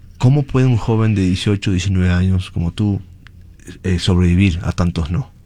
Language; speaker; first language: Spanish; native; Spanish